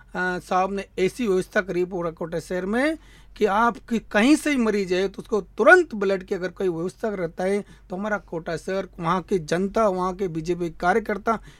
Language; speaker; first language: Hindi; native; Hindi